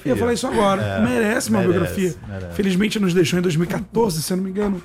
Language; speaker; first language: Portuguese; native; Portuguese